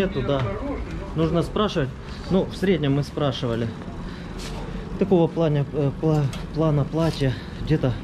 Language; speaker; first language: Russian; native; Russian